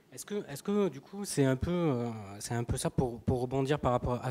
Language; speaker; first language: French; native; French